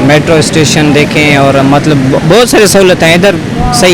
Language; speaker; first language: Hindi; non-native, local second language; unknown